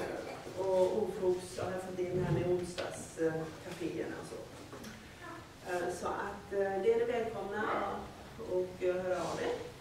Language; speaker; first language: Swedish; native; Swedish